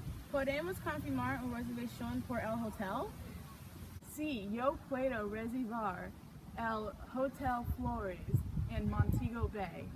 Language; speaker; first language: Spanish; non-native, learner; English